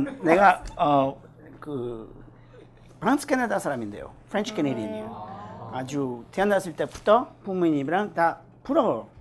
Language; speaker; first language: Korean; non-native, learner; French